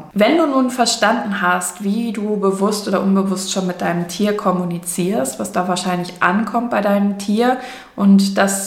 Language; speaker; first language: German; native; German